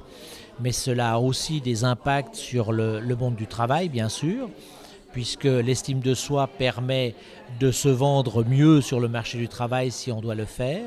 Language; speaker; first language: French; native; French